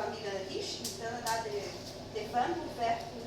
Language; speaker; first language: French; non-native, learner; Portuguese